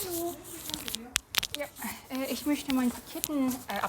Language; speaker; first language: German; non-native, learner; Korean